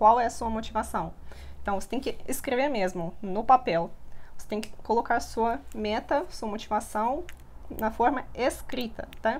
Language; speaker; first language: Portuguese; non-native, fluent; Russian